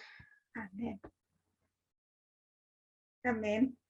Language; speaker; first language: Spanish; native; Spanish